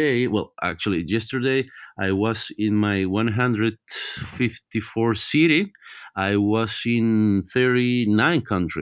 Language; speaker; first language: English; non-native, fluent; Spanish